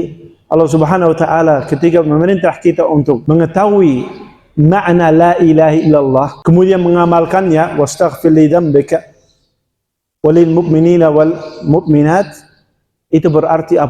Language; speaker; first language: Indonesian; non-native, fluent; Dutch